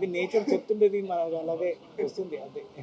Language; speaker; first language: Telugu; non-native, fluent; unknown